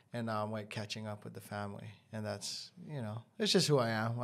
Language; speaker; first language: English; native; English